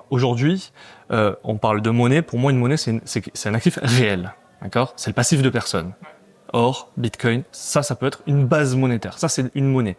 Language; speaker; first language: French; native; French